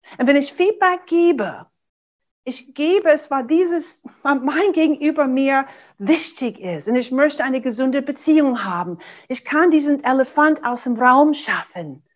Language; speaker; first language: German; non-native, fluent; English